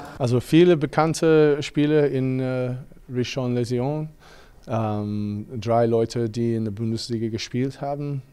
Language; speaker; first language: German; non-native, fluent; English